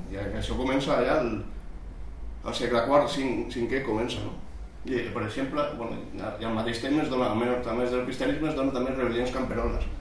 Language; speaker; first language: Catalan; non-native, local second language; Spanish